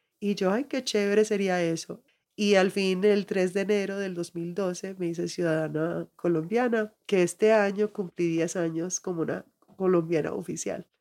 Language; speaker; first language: Spanish; early bilingual, heritage; Spanish